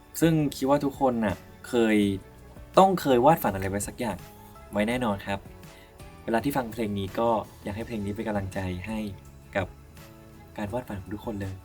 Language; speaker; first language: Thai; native; Thai